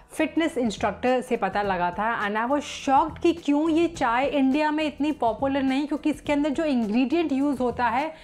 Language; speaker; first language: Hindi; native; Hindi